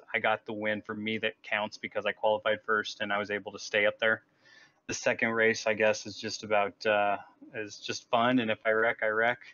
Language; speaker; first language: English; native; English